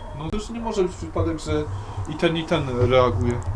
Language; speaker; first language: Polish; native; Polish